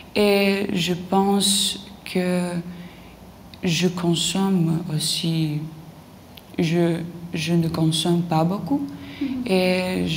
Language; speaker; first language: French; non-native, learner; Lithuanian